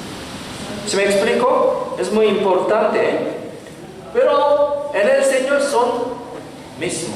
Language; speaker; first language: Spanish; non-native, learner; Korean